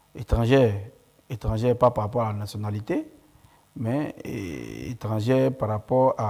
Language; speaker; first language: French; non-native, local second language; Mandingo